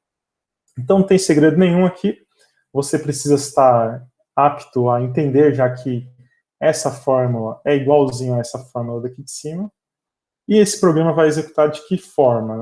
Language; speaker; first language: Portuguese; native; Portuguese